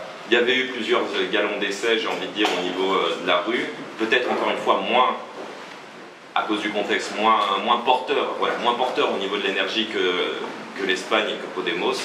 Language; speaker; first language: French; native; French